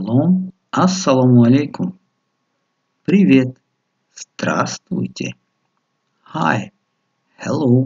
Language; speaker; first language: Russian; non-native, local second language; Tajik